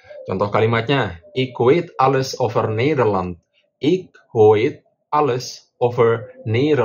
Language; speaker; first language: Dutch; non-native, fluent; Indonesian